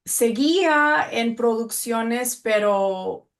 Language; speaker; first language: Spanish; early bilingual, other home language; English